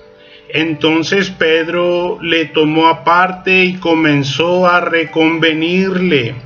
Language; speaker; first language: Spanish; native; Spanish